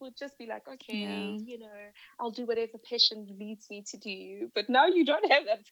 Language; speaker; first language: English; non-native, local second language; Northern Sotho